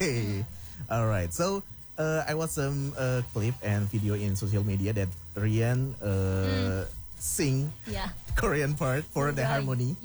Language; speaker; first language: English; non-native, learner; Indonesian